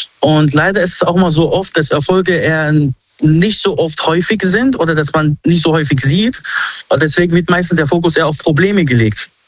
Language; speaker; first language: German; early bilingual, other home language; Arabic